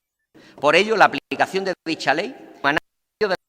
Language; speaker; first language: Spanish; native; Spanish